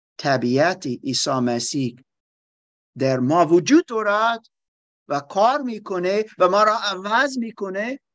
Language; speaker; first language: Persian; non-native, learner; German